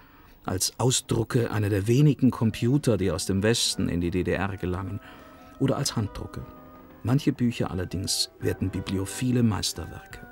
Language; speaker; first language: German; native; German